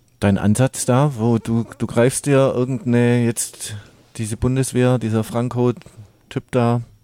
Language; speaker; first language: German; native; German